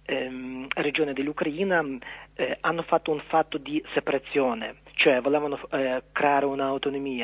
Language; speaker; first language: Italian; non-native, learner; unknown